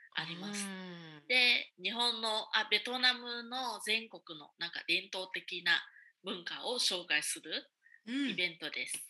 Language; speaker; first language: Japanese; non-native, fluent; Vietnamese